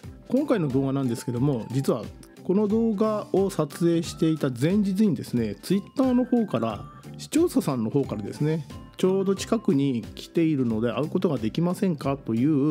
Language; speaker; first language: Japanese; native; Japanese